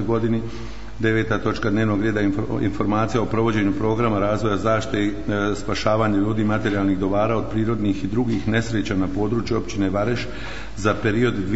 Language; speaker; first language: Croatian; native; Croatian